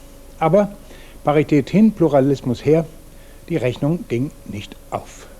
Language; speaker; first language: German; native; German